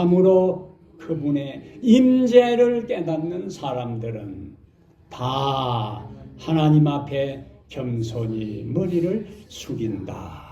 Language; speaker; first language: Korean; native; Korean